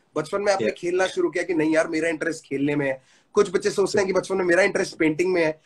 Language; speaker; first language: Hindi; native; Hindi